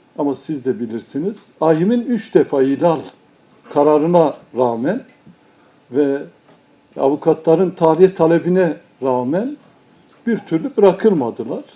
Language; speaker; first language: Turkish; non-native, local second language; Kurdish